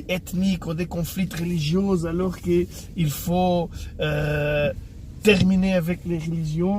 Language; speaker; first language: French; non-native, fluent; Portuguese